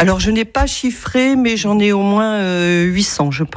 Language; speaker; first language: French; native; French